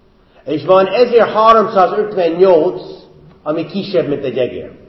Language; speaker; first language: Hungarian; non-native, fluent; English